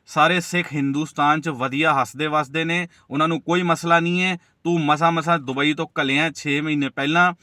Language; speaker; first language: Hindi; non-native, local second language; Punjabi